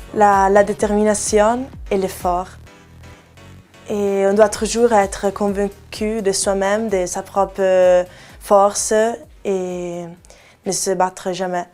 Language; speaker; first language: French; non-native, local second language; Italian